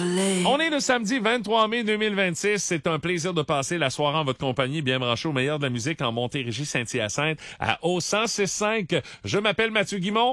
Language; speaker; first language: French; native; French